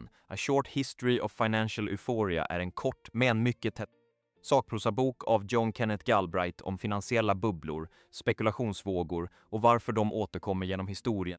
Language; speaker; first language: Swedish; native; Swedish